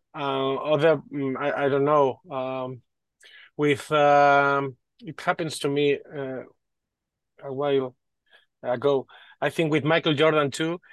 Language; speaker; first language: English; non-native, learner; Spanish